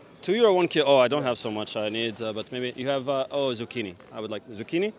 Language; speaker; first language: English; native; English